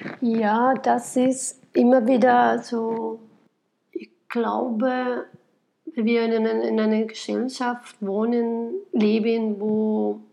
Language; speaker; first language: German; non-native, fluent; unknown